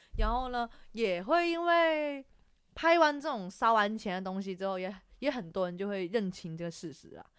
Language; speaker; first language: Chinese; native; Chinese